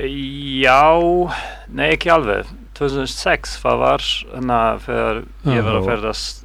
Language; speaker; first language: Icelandic; non-native, learner; Polish